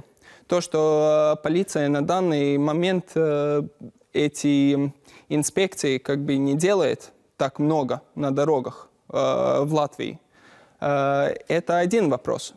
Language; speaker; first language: Russian; non-native, learner; Latvian